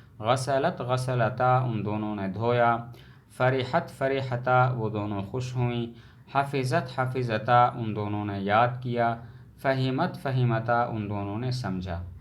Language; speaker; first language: Urdu; native; Urdu